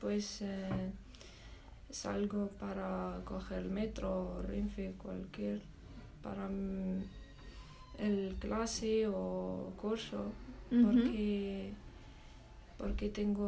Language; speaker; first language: Spanish; non-native, learner; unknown